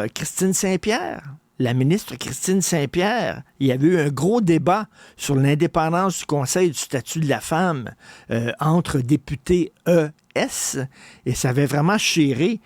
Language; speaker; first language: French; native; French